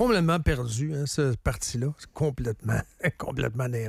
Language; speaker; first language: French; native; French